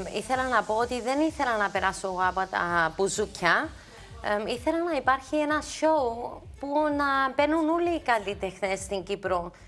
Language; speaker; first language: Greek; early bilingual, heritage; Greek